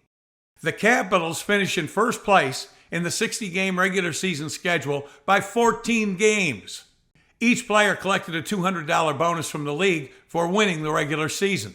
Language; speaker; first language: English; native; English